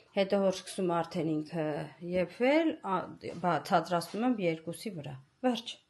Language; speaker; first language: Armenian; native; Armenian